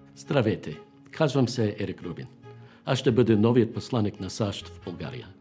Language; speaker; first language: Bulgarian; non-native, learner; English